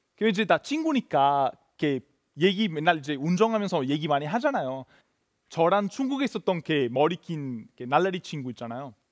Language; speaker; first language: Korean; non-native, fluent; Italian